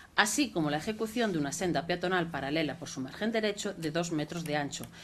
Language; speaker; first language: Spanish; non-native, local second language; Galician